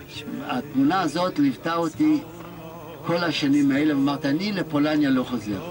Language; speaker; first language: Hebrew; non-native, fluent; Yiddish